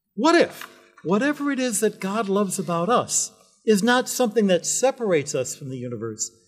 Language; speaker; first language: English; native; English